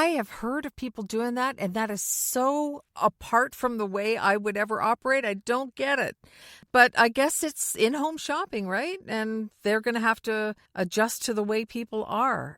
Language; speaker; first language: English; native; English